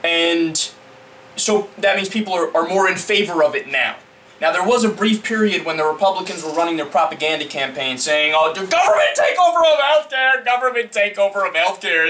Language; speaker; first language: English; native; English